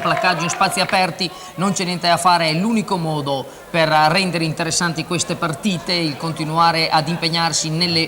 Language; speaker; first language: Italian; native; Italian